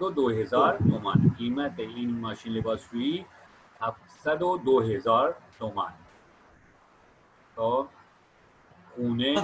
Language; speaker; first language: Persian; non-native, fluent; Urdu